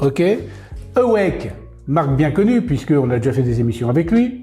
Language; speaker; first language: French; native; French